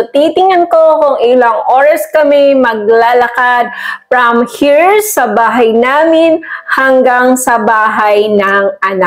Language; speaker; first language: Filipino; native; Filipino